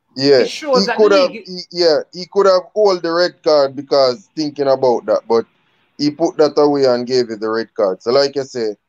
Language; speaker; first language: English; native; English